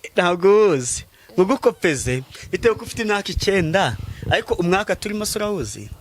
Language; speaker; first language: Kinyarwanda; native; Kinyarwanda